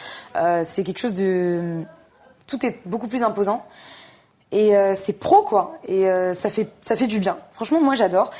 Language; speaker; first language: French; native; French